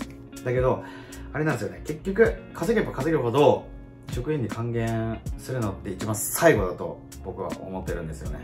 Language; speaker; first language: Japanese; native; Japanese